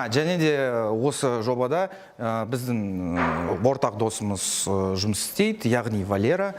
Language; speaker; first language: Kazakh; non-native, local second language; Russian